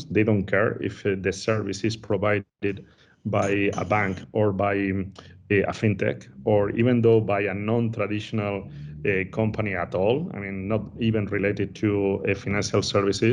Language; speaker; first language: English; non-native, fluent; Spanish